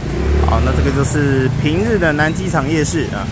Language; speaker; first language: Chinese; native; Chinese